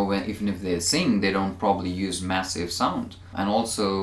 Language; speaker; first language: English; non-native, local second language; Malayalam